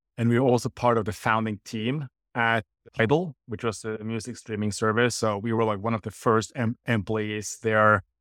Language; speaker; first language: English; non-native, fluent; Norwegian